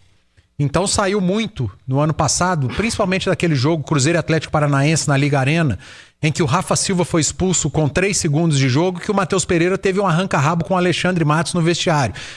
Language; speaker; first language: Portuguese; native; Portuguese